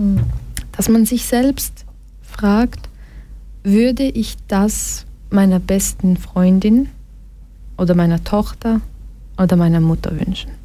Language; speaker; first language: German; early bilingual, other home language; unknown